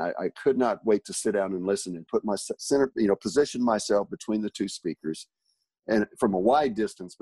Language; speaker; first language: English; native; English